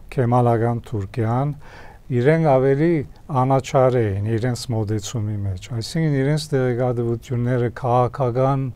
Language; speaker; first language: Armenian; early bilingual, heritage; Armenian